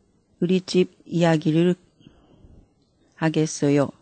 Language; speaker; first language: Korean; non-native, fluent; Japanese